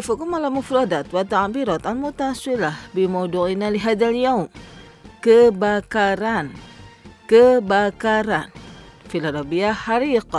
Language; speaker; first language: Arabic; non-native, fluent; Indonesian